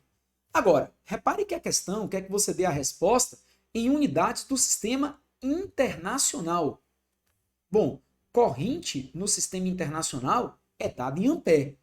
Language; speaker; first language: Portuguese; native; Portuguese